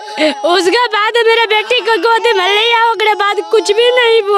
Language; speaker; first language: Hindi; non-native, local second language; Bhojpuri